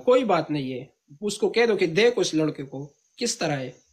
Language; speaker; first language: Urdu; non-native, local second language; Pashto